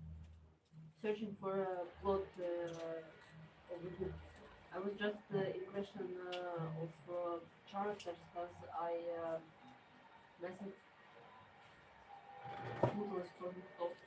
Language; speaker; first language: English; non-native, learner; Ukrainian